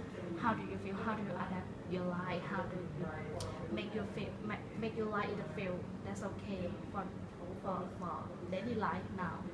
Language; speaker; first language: English; non-native, learner; Thai